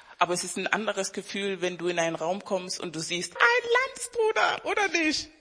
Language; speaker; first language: German; non-native, fluent; Spanish